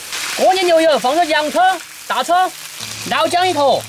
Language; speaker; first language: Chinese; native; Chinese